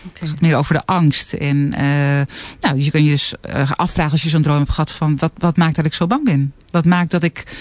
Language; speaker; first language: Dutch; native; Dutch